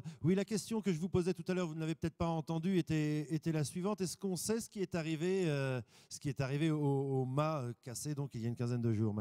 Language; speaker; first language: French; native; French